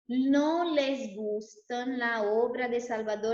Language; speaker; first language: Spanish; non-native, fluent; Portuguese